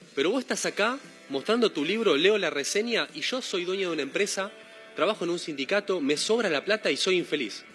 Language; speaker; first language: Spanish; native; Spanish